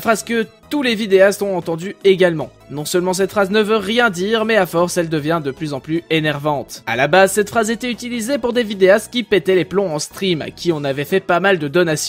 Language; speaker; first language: French; native; French